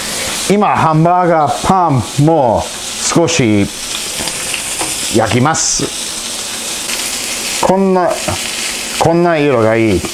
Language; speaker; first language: Japanese; non-native, learner; English